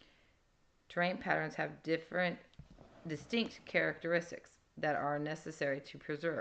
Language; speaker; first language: English; native; English